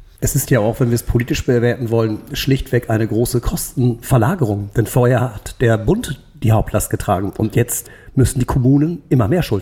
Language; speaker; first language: German; native; German